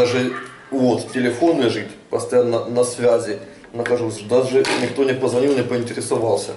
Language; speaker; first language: Russian; non-native, local second language; Ukrainian